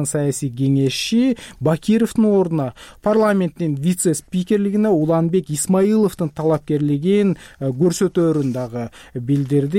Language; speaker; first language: Kyrgyz; native; Kyrgyz